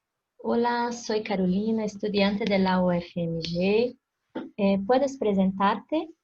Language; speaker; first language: Spanish; non-native, fluent; Portuguese